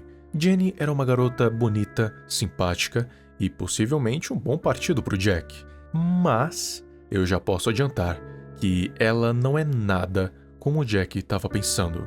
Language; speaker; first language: Portuguese; native; Portuguese